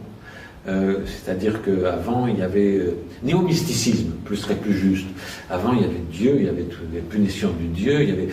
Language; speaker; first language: French; native; French